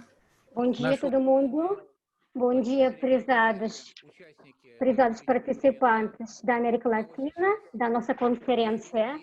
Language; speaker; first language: Portuguese; non-native, fluent; Russian